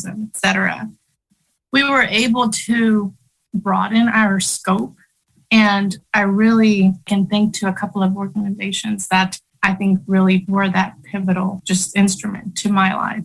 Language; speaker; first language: English; early bilingual, other home language; Spanish